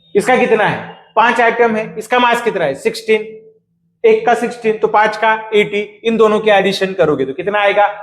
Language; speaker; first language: Hindi; non-native, local second language; Marathi